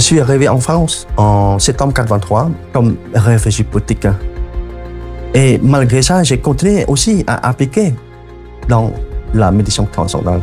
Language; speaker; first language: French; non-native, fluent; Khmer